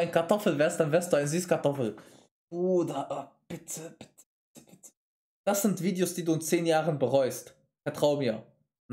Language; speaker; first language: German; native; German